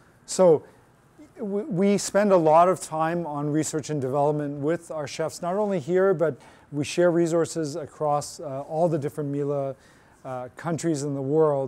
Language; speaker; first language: English; native; English